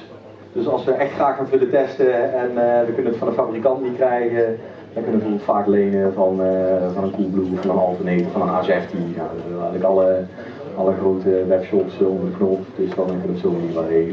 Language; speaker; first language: Dutch; native; Dutch